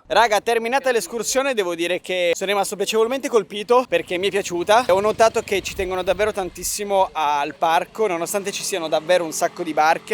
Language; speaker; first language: Italian; native; Italian